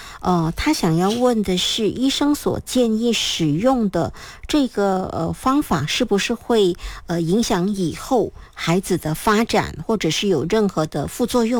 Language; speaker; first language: Chinese; native; Chinese